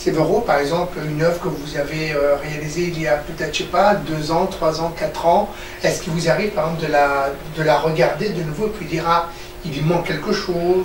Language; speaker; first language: French; native; French